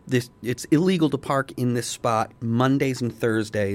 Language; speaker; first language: English; native; English